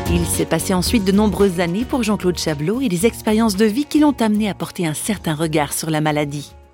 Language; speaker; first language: French; native; French